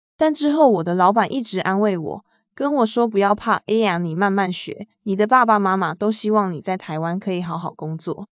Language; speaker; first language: Chinese; non-native, fluent; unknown